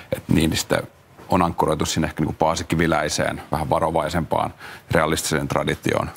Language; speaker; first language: Finnish; native; Finnish